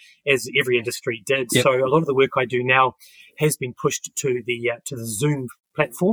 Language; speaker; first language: English; native; English